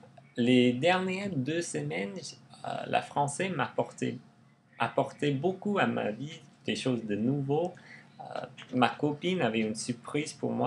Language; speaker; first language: French; non-native, learner; English